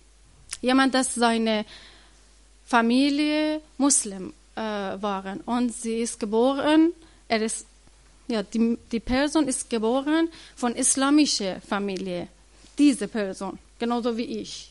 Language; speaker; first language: German; non-native, learner; Persian